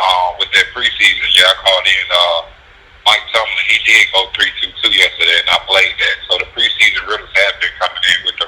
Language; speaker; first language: English; native; English